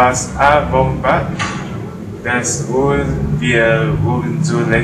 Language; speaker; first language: German; non-native, learner; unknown